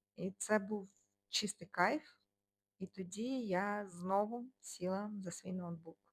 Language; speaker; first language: Ukrainian; non-native, local second language; Russian